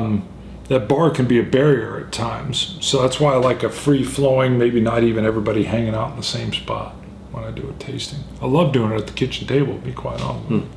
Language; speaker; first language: English; native; English